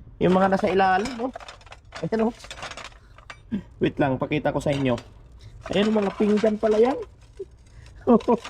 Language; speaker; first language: Filipino; native; Filipino